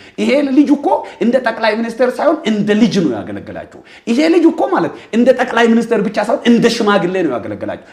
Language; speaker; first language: Amharic; non-native, local second language; Oromo